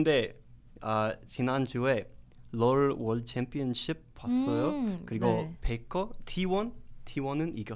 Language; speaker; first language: Korean; non-native, learner; English